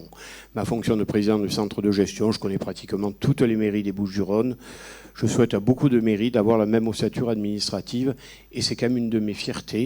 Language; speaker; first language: French; native; French